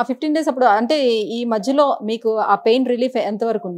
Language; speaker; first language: Telugu; native; Telugu